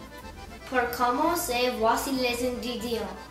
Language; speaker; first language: French; non-native, learner; English